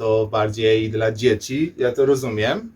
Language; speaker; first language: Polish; non-native, learner; Persian